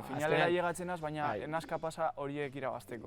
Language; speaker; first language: Basque; native; Basque